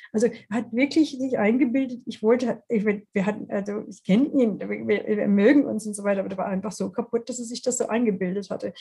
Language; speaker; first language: German; non-native, fluent; English